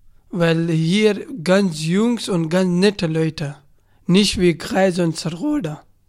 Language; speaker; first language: German; non-native, learner; Persian